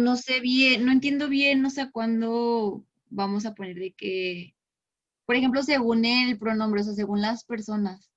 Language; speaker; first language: Spanish; native; Spanish